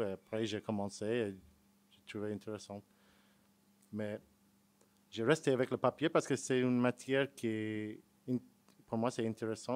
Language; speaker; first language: French; non-native, fluent; English